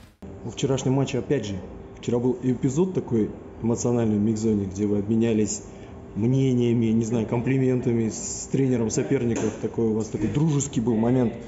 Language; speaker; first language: Russian; native; Russian